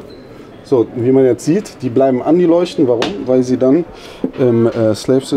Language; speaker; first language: German; native; German